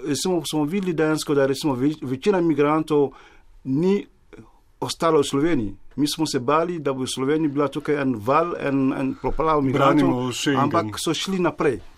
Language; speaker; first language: Slovenian; non-native, fluent; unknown